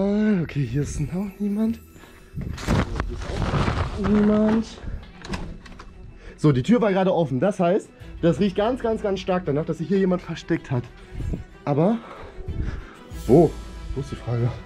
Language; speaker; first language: German; native; German